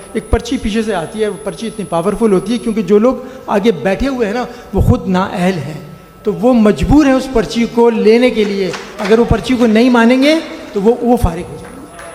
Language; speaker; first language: Urdu; native; Urdu